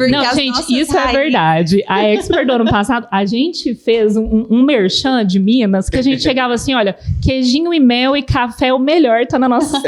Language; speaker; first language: Portuguese; native; Portuguese